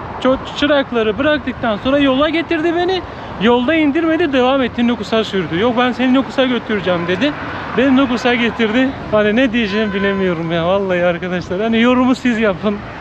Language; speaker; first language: Turkish; native; Turkish